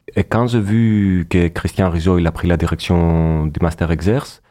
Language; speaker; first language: French; non-native, fluent; Greek